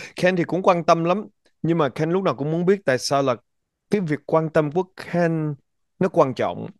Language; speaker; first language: Vietnamese; early bilingual, heritage; Vietnamese